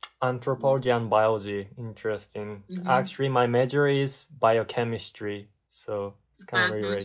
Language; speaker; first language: English; non-native, learner; Japanese